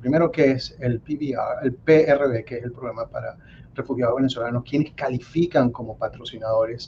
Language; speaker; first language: Spanish; native; Spanish